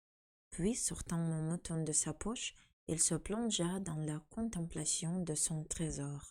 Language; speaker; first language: French; non-native, fluent; Ukrainian